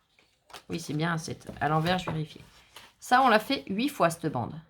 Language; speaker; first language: French; native; French